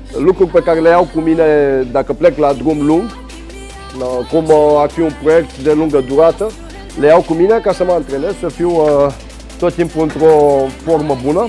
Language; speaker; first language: Romanian; early bilingual, heritage; Romanian